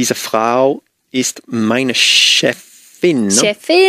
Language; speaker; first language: German; non-native, learner; Spanish